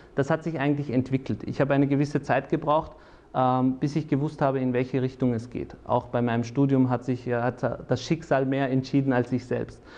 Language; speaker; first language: German; early bilingual, other home language; Turkish